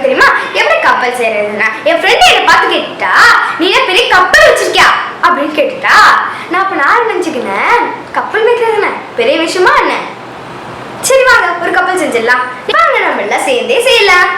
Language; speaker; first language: Tamil; native; Tamil